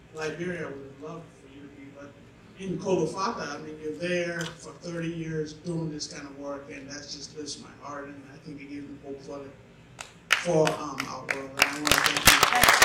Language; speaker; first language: English; non-native, fluent; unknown